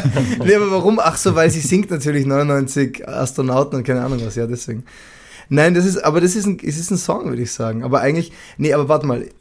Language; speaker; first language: German; native; German